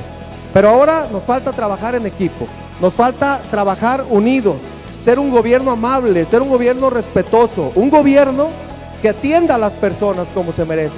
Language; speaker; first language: Spanish; native; Spanish